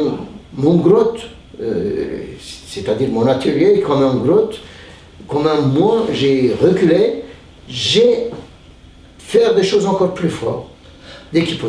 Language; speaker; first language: French; non-native, fluent; Turkish